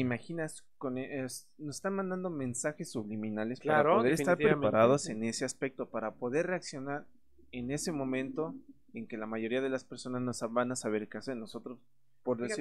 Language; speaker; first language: Spanish; native; Spanish